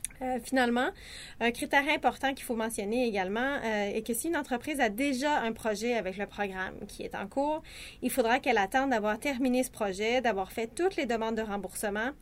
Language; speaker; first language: French; native; French